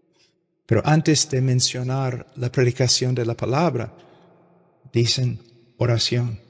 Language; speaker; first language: Spanish; non-native, fluent; English